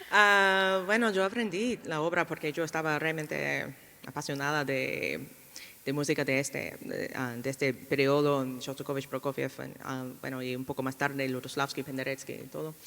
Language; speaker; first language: Spanish; non-native, fluent; English